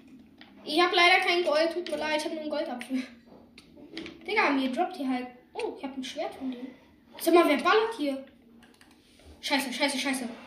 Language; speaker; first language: German; native; German